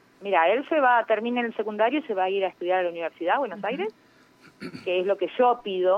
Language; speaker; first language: Spanish; native; Spanish